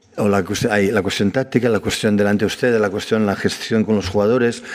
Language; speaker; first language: Spanish; non-native, local second language; Catalan